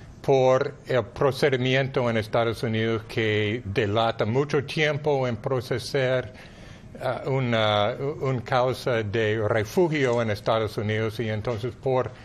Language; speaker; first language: Spanish; non-native, fluent; English